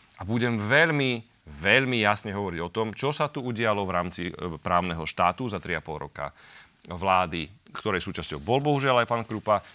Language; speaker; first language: Slovak; native; Slovak